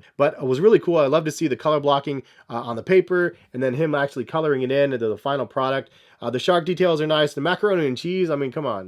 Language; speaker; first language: English; native; English